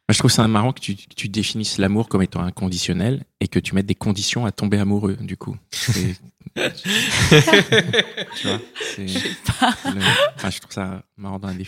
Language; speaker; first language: French; native; French